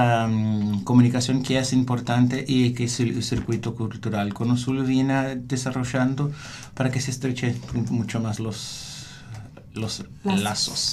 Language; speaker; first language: Spanish; non-native, learner; Portuguese